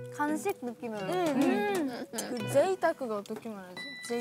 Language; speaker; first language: Korean; non-native, learner; Japanese